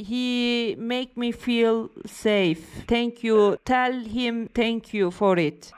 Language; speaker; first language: English; non-native, learner; Turkish